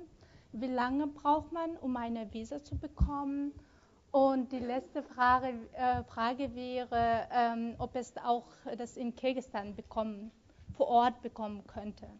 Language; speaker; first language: German; non-native, fluent; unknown